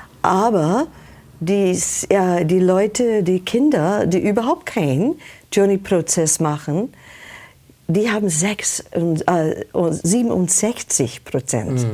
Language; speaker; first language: German; non-native, fluent; English